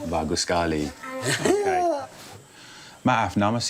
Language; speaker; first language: Indonesian; non-native, learner; English